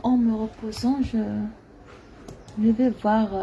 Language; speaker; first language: French; non-native, local second language; Arabic